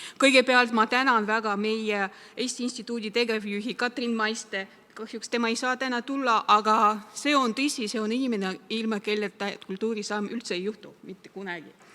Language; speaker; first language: Estonian; non-native, local second language; Russian